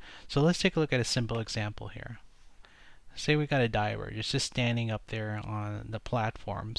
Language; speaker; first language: English; native; English